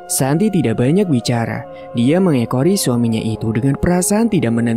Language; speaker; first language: Indonesian; native; Indonesian